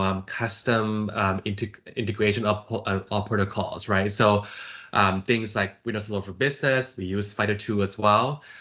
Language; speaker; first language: English; non-native, fluent; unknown